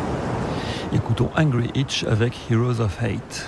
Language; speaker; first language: French; native; French